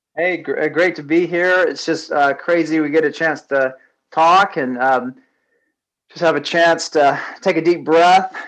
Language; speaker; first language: English; native; English